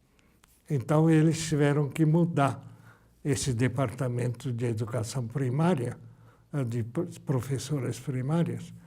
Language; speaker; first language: Portuguese; early bilingual, other home language; Japanese